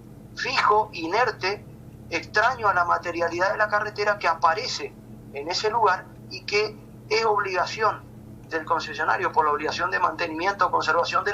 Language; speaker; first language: Spanish; native; Spanish